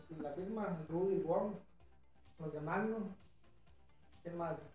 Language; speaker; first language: Spanish; native; Spanish